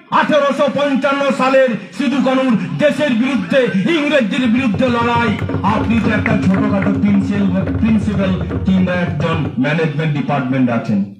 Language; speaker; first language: Bangla; non-native, local second language; Santali